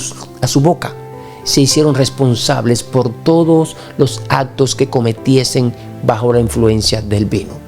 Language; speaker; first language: Spanish; native; Spanish